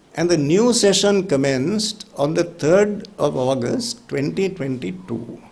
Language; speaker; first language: English; non-native, local second language; Sinhala